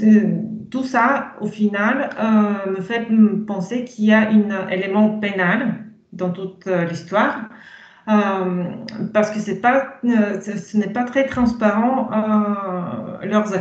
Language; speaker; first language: French; non-native, fluent; Bulgarian